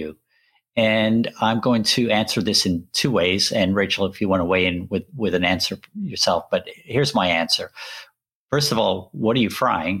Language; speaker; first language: English; native; English